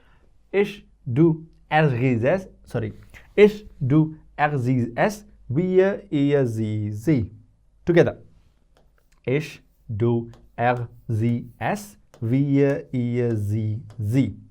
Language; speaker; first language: German; non-native, fluent; Hindi